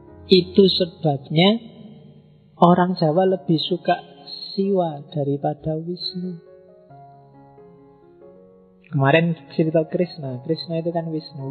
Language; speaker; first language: Indonesian; non-native, local second language; Javanese